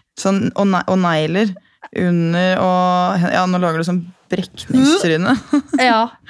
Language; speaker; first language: Norwegian; native; Norwegian